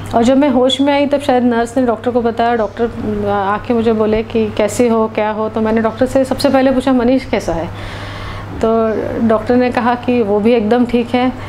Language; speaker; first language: Hindi; non-native, local second language; Marathi